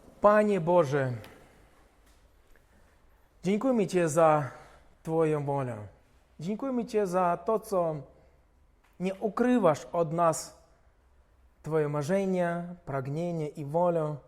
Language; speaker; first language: Polish; non-native, fluent; Ukrainian